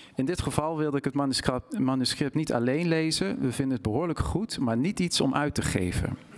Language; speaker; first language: Dutch; native; Dutch